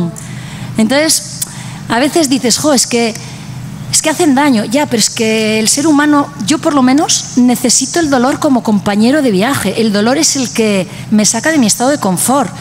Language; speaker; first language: Spanish; native; Spanish